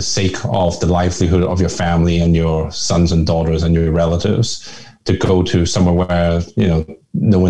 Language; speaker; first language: English; early bilingual, other home language; Hakka Chinese